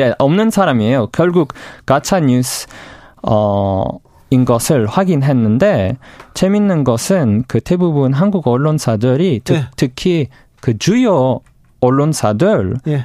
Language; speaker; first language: Korean; non-native, fluent; English